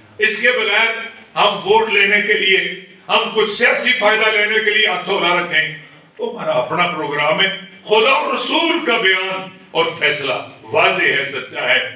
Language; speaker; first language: Urdu; non-native, local second language; Punjabi